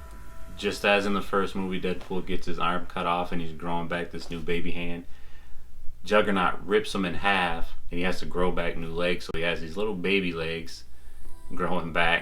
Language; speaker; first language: English; native; English